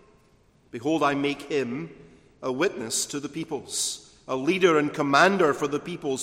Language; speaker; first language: English; native; English